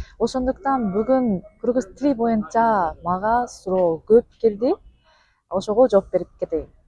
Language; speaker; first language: Kyrgyz; non-native, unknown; Japanese